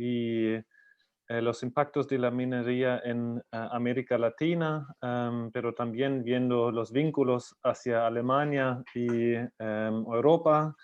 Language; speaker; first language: Spanish; non-native, fluent; German